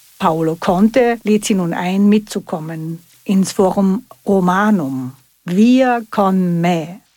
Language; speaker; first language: German; native; German